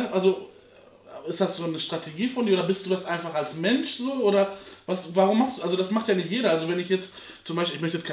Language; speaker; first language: German; native; German